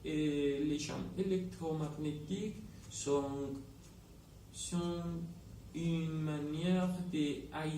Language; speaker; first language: French; non-native, learner; Spanish